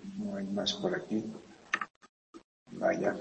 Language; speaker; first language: Spanish; native; Spanish